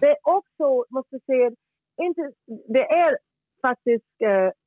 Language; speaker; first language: Swedish; non-native, learner; English